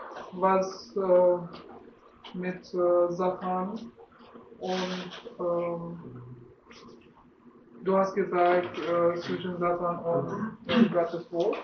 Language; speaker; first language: German; non-native, learner; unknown